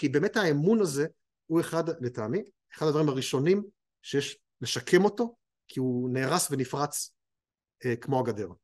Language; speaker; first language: Hebrew; native; Hebrew